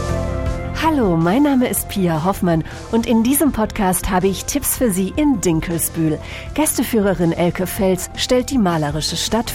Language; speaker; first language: German; native; German